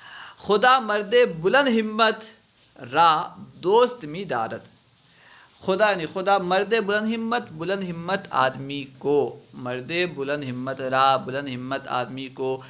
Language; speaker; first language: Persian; non-native, fluent; Urdu